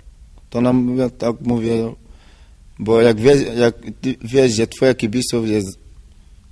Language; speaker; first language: Polish; non-native, learner; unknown